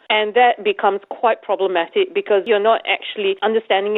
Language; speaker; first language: English; native; English